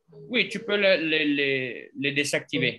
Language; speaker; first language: French; non-native, fluent; Spanish